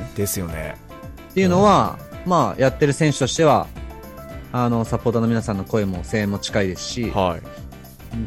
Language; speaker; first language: Japanese; native; Japanese